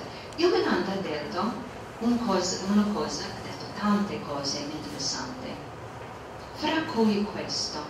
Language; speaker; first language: Italian; non-native, fluent; English